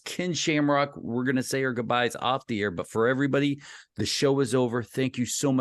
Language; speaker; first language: English; native; English